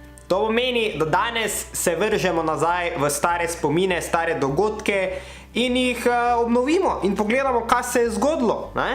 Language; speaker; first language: Slovenian; native; Slovenian